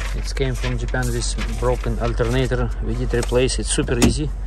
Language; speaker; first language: English; non-native, learner; Russian